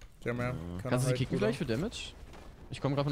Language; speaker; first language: German; native; German